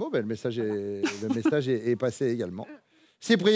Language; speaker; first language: French; native; French